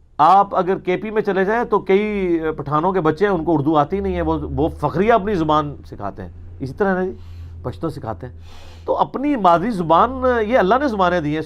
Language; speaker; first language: Urdu; native; Urdu